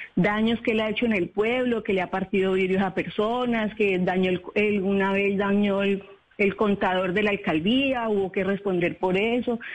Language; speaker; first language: Spanish; native; Spanish